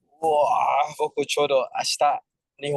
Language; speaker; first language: Japanese; non-native, learner; Thai